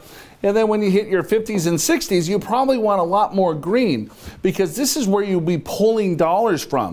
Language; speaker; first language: English; native; English